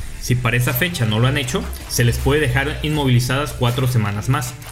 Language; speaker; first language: Spanish; native; Spanish